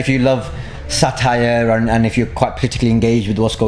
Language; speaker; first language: English; native; English